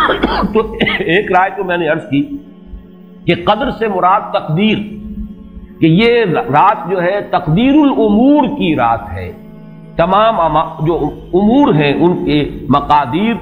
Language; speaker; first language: Urdu; native; Urdu